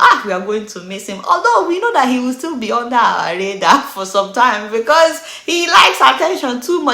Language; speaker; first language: English; non-native, local second language; Yoruba